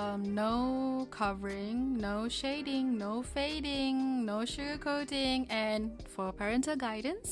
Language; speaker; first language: English; non-native, local second language; Malay